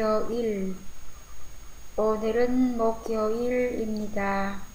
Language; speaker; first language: Korean; non-native, fluent; Vietnamese